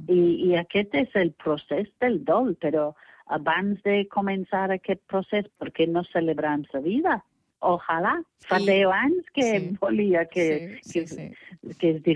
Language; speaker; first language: Catalan; non-native, fluent; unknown